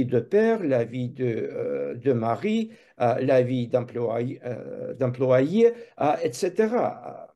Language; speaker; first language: French; non-native, fluent; Russian